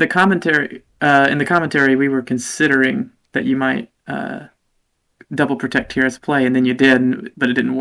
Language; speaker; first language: English; native; English